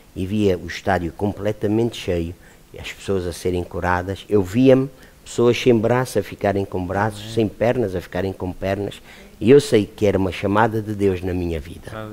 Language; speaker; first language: Portuguese; native; Portuguese